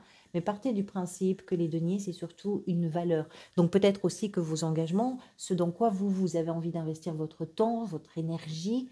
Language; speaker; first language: French; native; French